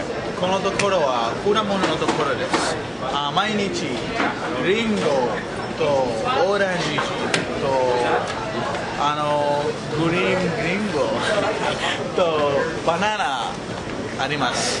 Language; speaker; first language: Japanese; non-native, learner; English